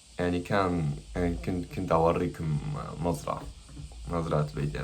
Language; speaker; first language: Arabic; non-native, learner; Japanese